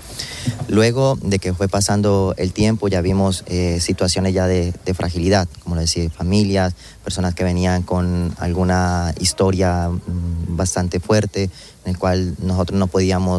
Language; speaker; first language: Spanish; native; Spanish